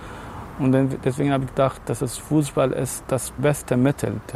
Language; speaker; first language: German; non-native, fluent; Arabic